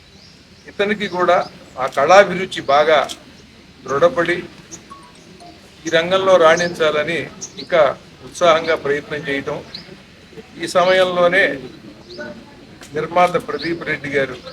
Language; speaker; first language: Telugu; native; Telugu